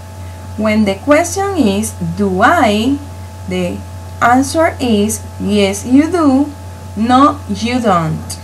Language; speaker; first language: English; non-native, local second language; Spanish